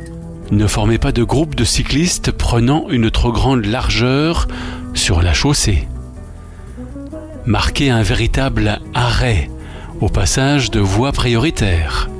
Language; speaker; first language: French; native; French